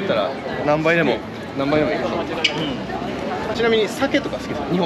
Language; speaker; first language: Japanese; native; Japanese